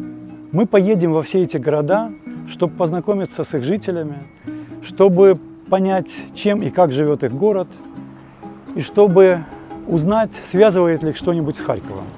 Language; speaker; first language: Russian; native; Russian